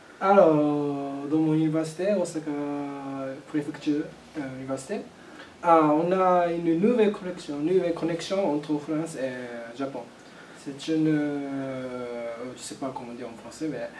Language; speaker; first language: French; non-native, learner; Japanese